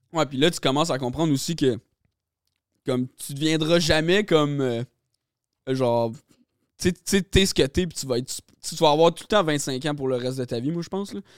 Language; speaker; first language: French; native; French